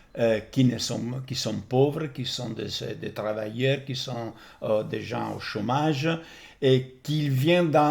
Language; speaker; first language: French; non-native, fluent; Italian